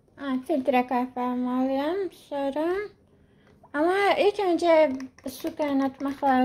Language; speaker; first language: Turkish; non-native, learner; Azerbaijani